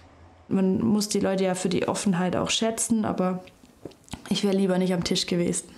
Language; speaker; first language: German; native; German